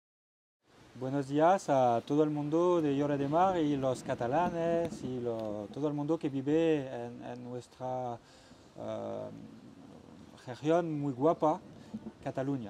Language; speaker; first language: Spanish; non-native, learner; French